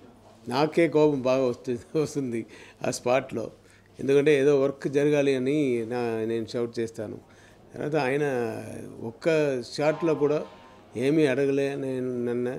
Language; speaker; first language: Telugu; non-native, learner; Tamil